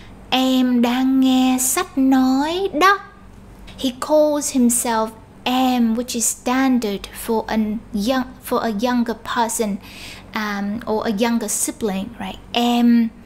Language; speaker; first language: English; non-native, fluent; Vietnamese